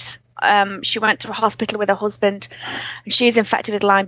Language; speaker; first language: English; native; English